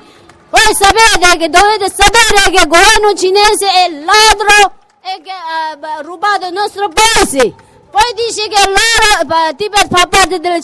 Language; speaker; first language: Italian; non-native, fluent; Tibetan